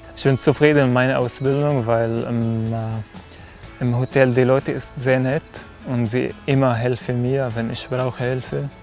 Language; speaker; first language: German; non-native, learner; Arabic